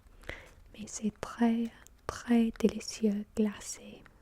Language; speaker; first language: French; non-native, fluent; English